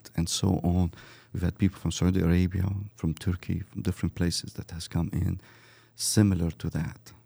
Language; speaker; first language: English; early bilingual, other home language; Arabic